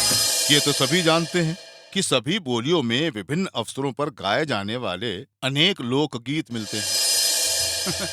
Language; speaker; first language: Hindi; native; Hindi